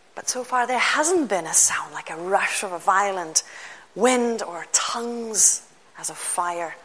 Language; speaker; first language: English; non-native, fluent; Lithuanian